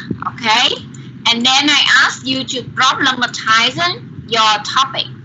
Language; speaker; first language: English; non-native, learner; Vietnamese